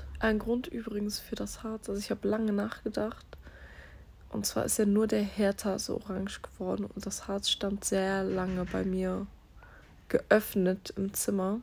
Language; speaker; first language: German; native; German